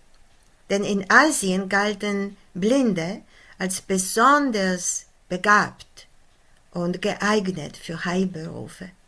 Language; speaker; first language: German; non-native, fluent; Polish